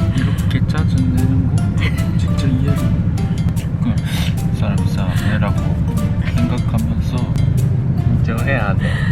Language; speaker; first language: Korean; non-native, learner; Japanese